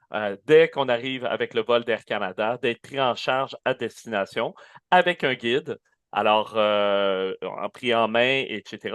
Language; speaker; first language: French; native; French